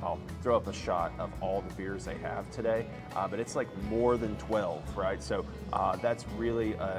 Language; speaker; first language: English; native; English